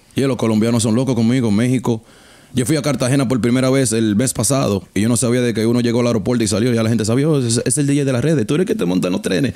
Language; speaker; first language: Spanish; early bilingual, heritage; Spanish